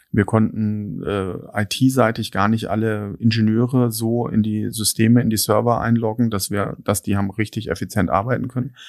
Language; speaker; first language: German; native; German